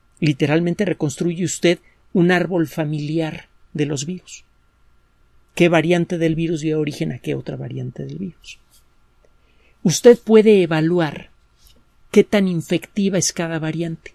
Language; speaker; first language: Spanish; native; Spanish